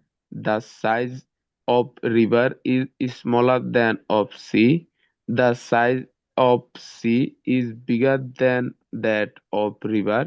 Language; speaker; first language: English; non-native, learner; Bangla